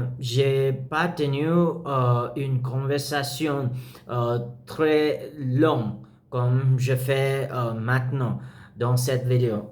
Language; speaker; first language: French; non-native, learner; Spanish